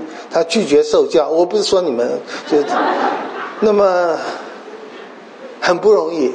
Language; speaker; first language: Chinese; native; Chinese